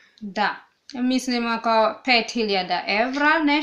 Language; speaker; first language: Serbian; non-native, learner; English